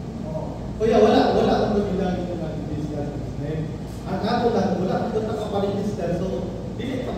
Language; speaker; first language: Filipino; non-native, local second language; Cebuano